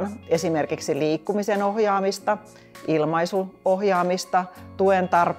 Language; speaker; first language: Finnish; native; Finnish